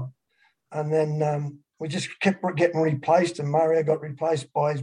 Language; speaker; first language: English; native; English